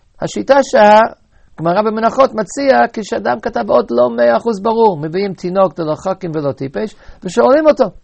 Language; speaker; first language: Hebrew; native; Hebrew